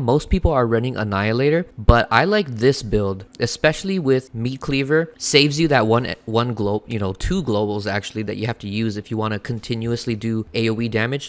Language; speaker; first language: English; native; English